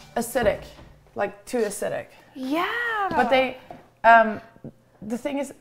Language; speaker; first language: English; non-native, fluent; Norwegian